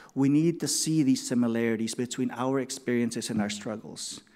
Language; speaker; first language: English; non-native, local second language; Filipino